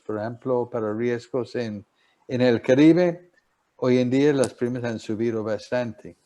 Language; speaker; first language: Spanish; non-native, fluent; English